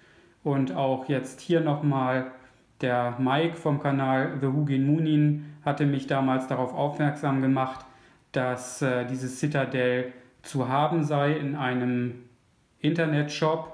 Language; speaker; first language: German; native; German